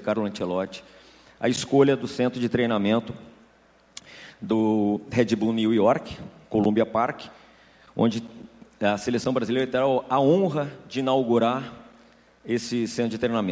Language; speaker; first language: Portuguese; native; Portuguese